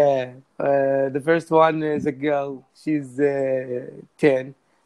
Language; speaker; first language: English; non-native, learner; Arabic